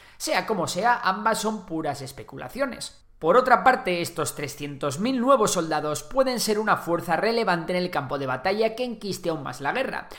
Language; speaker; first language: Spanish; native; Spanish